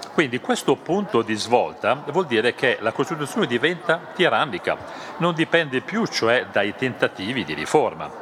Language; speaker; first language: Italian; non-native, fluent; German